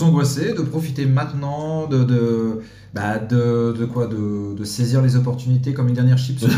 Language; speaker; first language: French; native; French